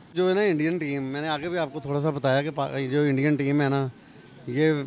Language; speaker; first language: Urdu; native; Urdu